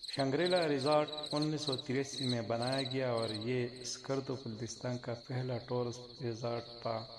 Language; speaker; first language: Urdu; non-native, local second language; Pashto